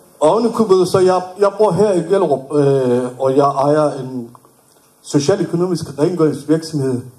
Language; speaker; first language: Danish; non-native, fluent; Somali